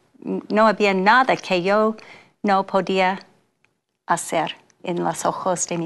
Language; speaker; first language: Spanish; non-native, learner; English